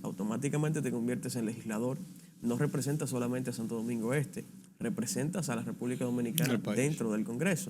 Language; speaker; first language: Spanish; native; Spanish